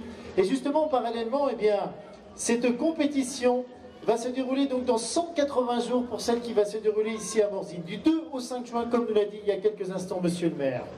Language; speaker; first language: French; native; French